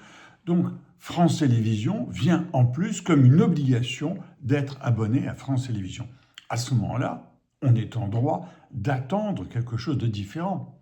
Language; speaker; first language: French; native; French